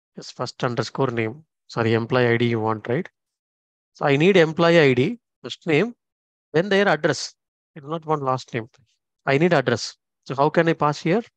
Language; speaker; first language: English; non-native, local second language; Tamil